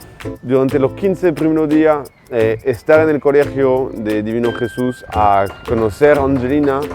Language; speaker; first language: Spanish; non-native, fluent; French